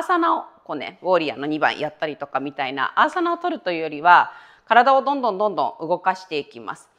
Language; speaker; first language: Japanese; native; Japanese